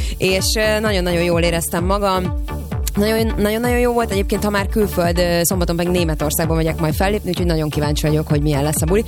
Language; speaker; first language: Hungarian; native; Hungarian